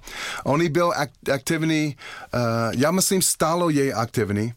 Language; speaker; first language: Czech; non-native, learner; English